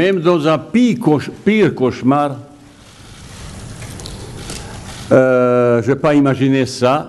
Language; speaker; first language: French; non-native, fluent; Bosnian